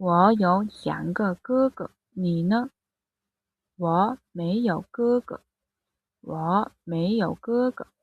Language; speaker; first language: Chinese; non-native, fluent; Mongolian